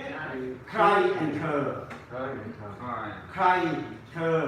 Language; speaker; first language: Thai; native; Thai